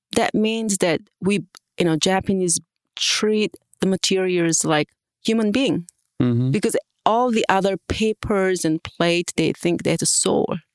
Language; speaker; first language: English; non-native, fluent; Korean